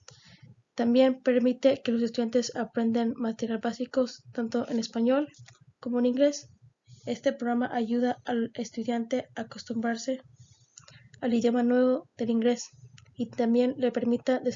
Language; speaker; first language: Spanish; early bilingual, heritage; Spanish